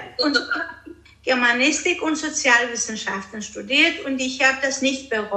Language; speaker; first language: German; early bilingual, other home language; Greek